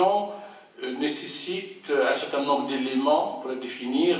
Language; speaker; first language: French; non-native, local second language; Arabic